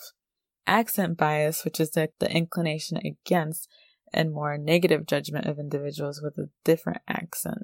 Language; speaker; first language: English; native; English